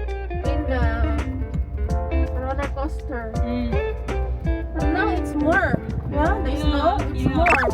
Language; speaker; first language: English; non-native, learner; Japanese